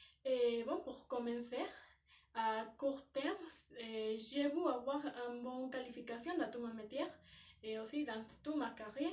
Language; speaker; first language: French; non-native, learner; Spanish